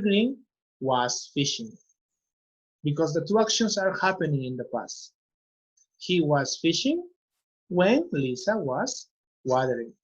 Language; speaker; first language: English; non-native, fluent; Spanish